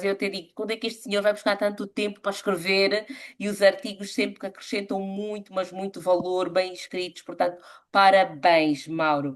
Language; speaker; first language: Portuguese; native; Portuguese